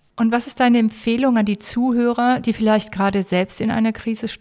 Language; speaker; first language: German; native; German